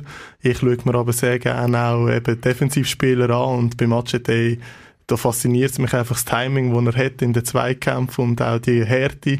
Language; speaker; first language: German; native; German